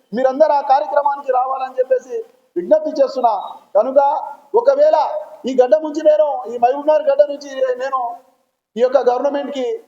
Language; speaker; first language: Telugu; non-native, local second language; Lambadi